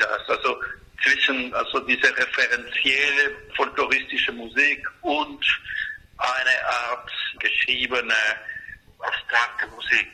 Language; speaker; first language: German; non-native, fluent; Spanish